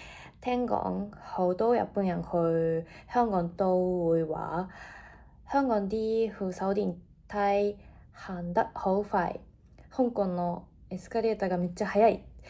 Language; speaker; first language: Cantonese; non-native, fluent; Japanese